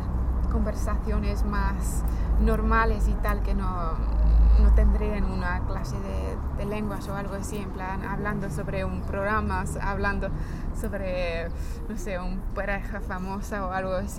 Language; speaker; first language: Spanish; non-native, fluent; English